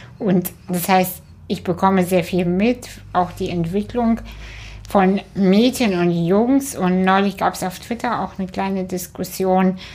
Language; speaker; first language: German; early bilingual, other home language; Russian